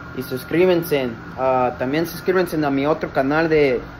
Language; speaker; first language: Spanish; early bilingual, heritage; Spanish